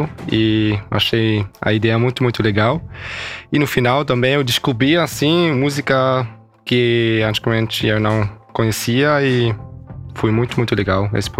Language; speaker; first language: Portuguese; early bilingual, heritage; German